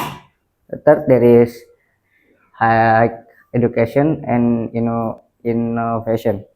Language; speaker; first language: English; non-native, learner; Indonesian